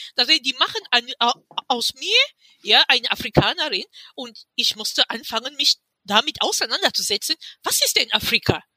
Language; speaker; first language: German; non-native, fluent; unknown